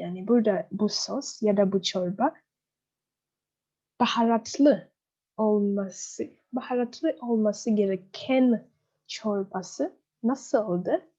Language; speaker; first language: Turkish; non-native, fluent; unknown